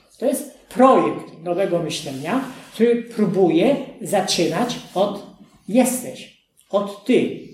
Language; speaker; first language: Polish; native; Polish